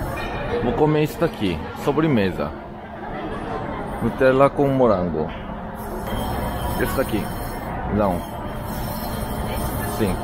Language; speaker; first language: Portuguese; non-native, learner; Korean